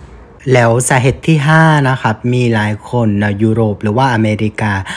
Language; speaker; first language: Thai; non-native, fluent; Vietnamese